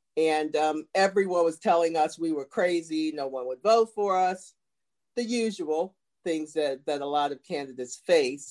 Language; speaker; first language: English; native; English